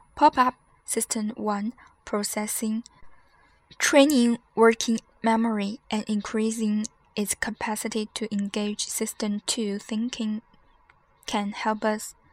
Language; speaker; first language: English; non-native, fluent; Chinese